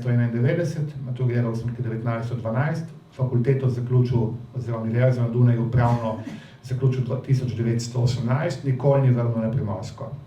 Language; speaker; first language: Slovenian; native; Slovenian